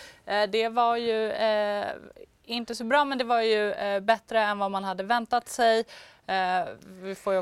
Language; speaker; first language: Swedish; native; Swedish